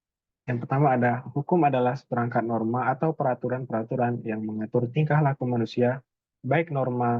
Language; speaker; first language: Indonesian; native; Indonesian